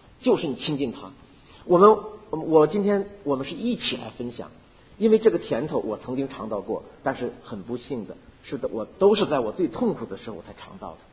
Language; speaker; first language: Chinese; native; Chinese